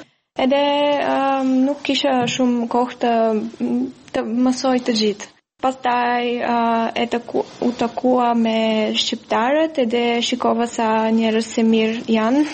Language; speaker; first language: Albanian; non-native, learner; Bulgarian